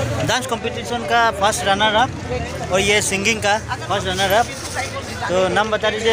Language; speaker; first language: Hindi; non-native, local second language; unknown